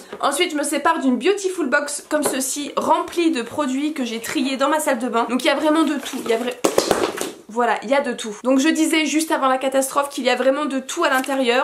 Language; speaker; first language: French; native; French